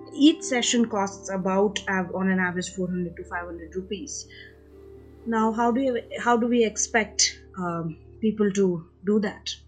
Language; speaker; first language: English; non-native, local second language; Hindi